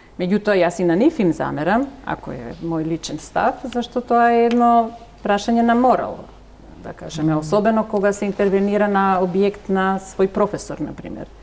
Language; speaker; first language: Macedonian; native; Macedonian